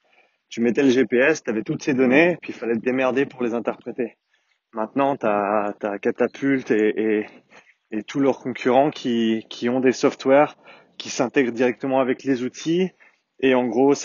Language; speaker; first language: French; native; French